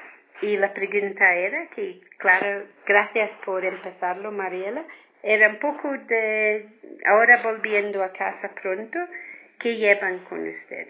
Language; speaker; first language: Spanish; non-native, fluent; English